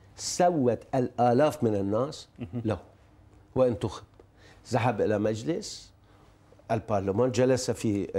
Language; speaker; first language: Arabic; non-native, fluent; Persian